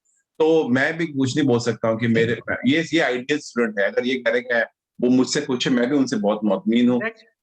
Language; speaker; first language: Hindi; native; Hindi